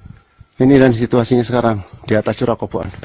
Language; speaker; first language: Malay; non-native, local second language; Javanese